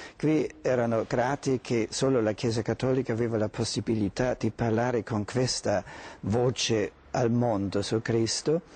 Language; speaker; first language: Italian; non-native, fluent; German